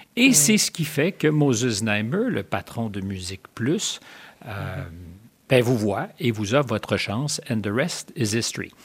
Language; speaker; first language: French; native; French